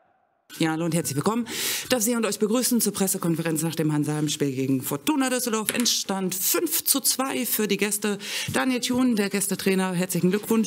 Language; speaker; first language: German; native; German